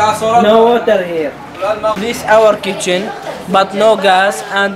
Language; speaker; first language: English; non-native, learner; Arabic